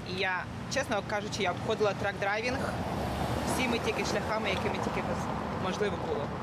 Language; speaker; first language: Ukrainian; native; Ukrainian